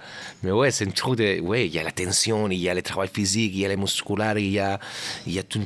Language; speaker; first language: French; non-native, learner; Catalan